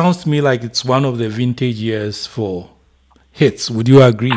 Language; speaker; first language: English; non-native, local second language; Akan